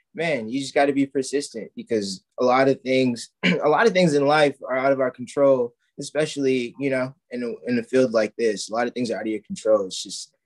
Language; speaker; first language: English; native; English